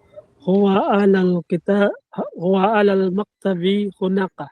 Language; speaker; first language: Arabic; non-native, learner; Filipino